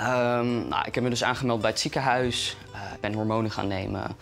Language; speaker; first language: Dutch; native; Dutch